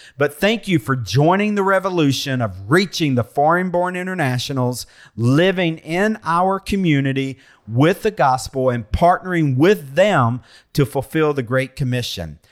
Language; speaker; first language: English; native; English